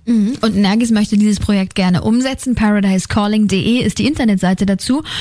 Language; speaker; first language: German; native; German